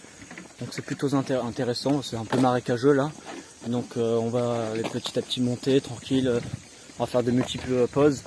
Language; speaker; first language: French; native; French